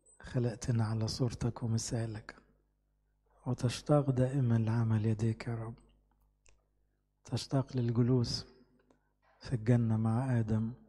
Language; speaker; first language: Arabic; native; Arabic